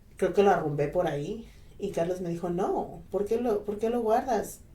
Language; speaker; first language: Spanish; early bilingual, heritage; Spanish